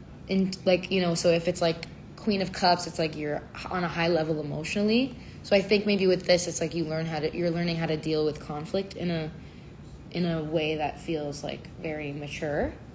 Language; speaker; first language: English; native; English